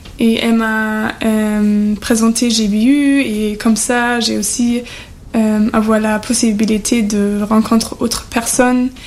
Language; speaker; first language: French; non-native, learner; German